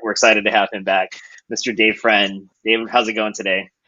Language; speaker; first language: English; native; English